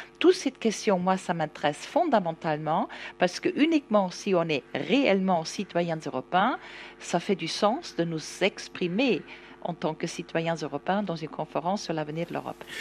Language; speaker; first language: French; non-native, fluent; German